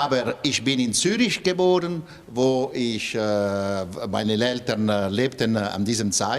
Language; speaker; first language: German; non-native, local second language; French